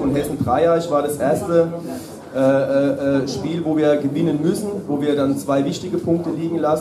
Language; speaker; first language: German; native; German